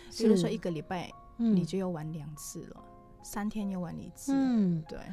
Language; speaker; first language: Chinese; non-native, fluent; Indonesian